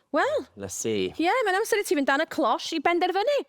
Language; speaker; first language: Welsh; native; Welsh